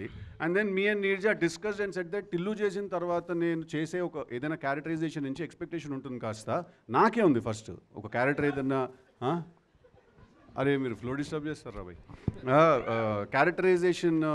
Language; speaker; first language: Telugu; native; Telugu